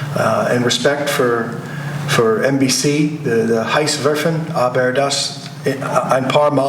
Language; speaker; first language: German; non-native, learner; English